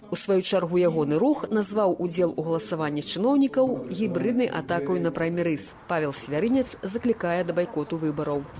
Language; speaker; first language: Belarusian; native; Belarusian